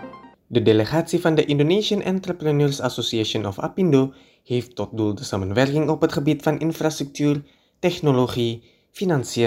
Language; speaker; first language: Dutch; non-native, fluent; Indonesian